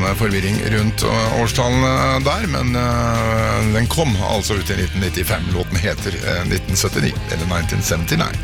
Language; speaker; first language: Norwegian; native; Norwegian